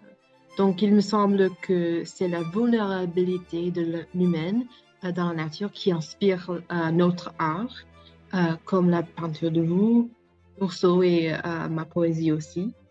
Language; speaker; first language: French; non-native, learner; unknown